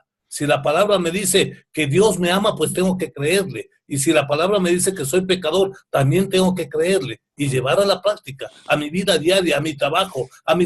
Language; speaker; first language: Spanish; native; Spanish